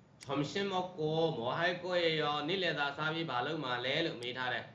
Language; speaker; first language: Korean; non-native, fluent; Burmese